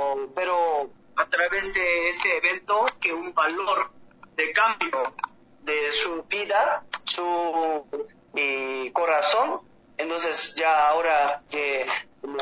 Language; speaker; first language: Spanish; non-native, learner; Korean